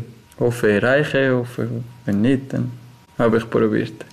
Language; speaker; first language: German; non-native, learner; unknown